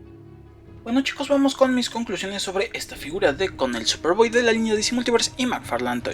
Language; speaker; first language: Spanish; native; Spanish